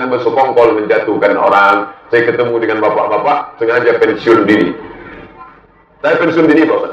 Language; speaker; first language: Indonesian; non-native, local second language; Malay